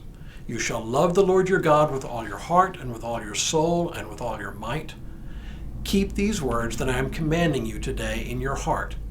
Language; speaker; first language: English; native; English